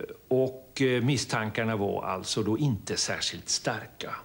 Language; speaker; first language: Swedish; native; Swedish